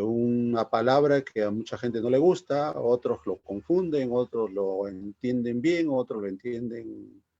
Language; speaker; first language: Spanish; native; Spanish